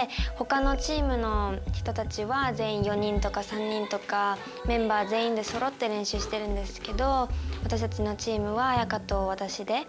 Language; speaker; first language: Japanese; native; Japanese